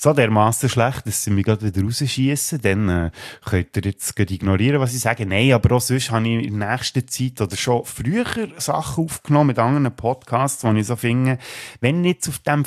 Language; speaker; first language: German; native; German